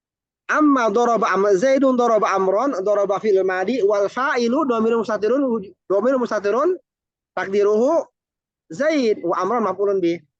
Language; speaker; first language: Arabic; non-native, fluent; Indonesian